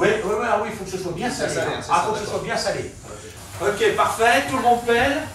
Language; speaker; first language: French; native; French